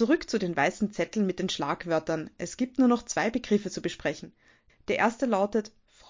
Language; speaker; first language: German; native; German